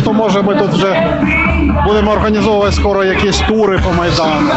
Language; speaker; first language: Ukrainian; native; Ukrainian